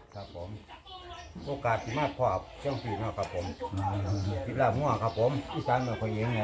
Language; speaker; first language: Thai; non-native, local second language; Northeastern Thai